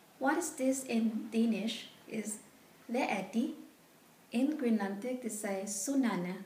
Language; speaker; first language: English; non-native, local second language; Filipino